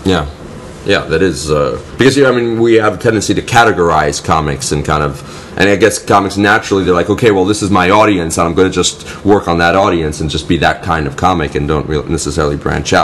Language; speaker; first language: English; native; English